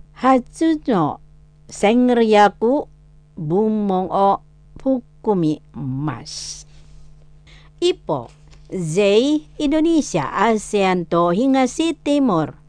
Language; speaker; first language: Japanese; non-native, learner; Indonesian